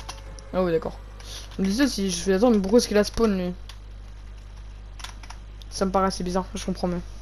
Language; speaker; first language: French; native; French